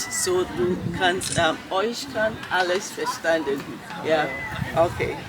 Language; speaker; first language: German; non-native, learner; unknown